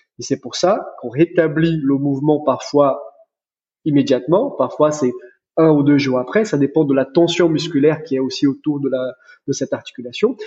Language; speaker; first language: French; non-native, fluent; Portuguese